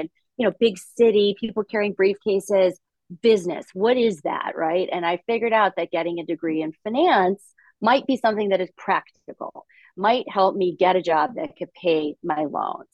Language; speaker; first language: English; early bilingual, other home language; Russian